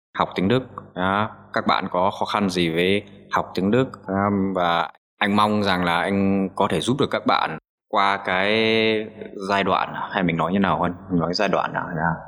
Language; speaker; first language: Vietnamese; early bilingual, heritage; Vietnamese